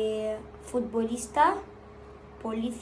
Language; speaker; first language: Spanish; non-native, learner; Arabic